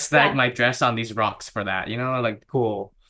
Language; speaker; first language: English; native; English